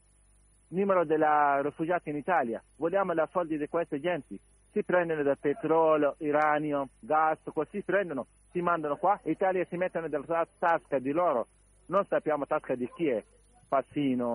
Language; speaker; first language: Italian; non-native, learner; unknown